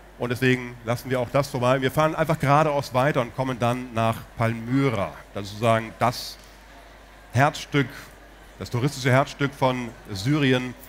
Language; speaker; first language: German; native; German